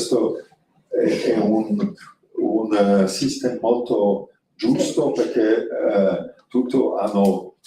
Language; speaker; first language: Italian; non-native, fluent; French